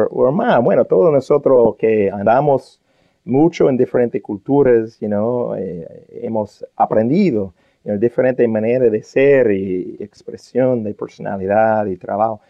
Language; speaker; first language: Spanish; non-native, fluent; English